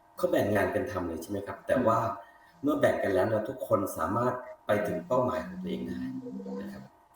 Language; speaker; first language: Thai; native; Thai